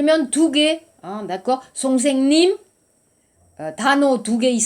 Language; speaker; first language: Korean; non-native, learner; French